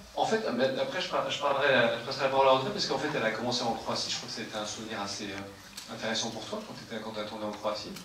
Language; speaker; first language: French; native; French